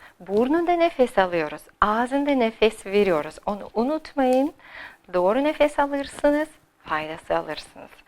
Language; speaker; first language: Turkish; non-native, learner; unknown